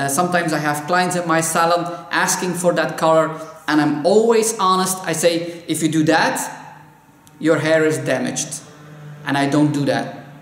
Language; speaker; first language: English; non-native, fluent; Dutch